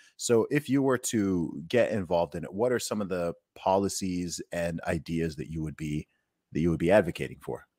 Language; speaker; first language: English; native; English